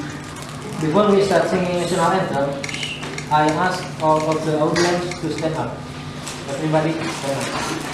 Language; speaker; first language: English; non-native, learner; Indonesian